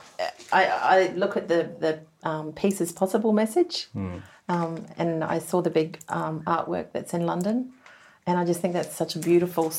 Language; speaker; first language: English; native; English